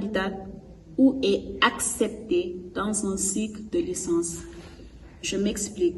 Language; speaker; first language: French; non-native, local second language; Wolof